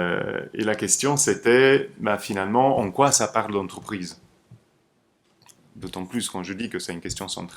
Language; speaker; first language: French; native; French